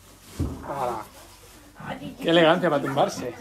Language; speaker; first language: Spanish; native; Spanish